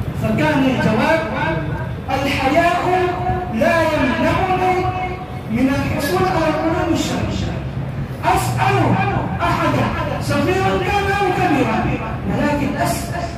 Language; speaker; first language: Arabic; non-native, fluent; Urdu